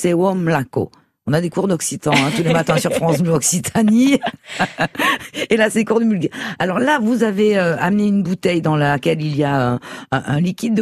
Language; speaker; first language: French; native; French